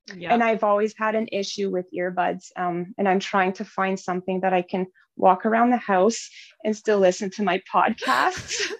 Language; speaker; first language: English; native; English